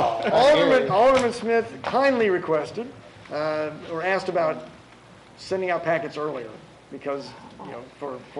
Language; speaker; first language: English; native; English